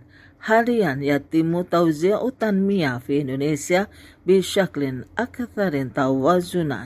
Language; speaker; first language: Arabic; non-native, fluent; Indonesian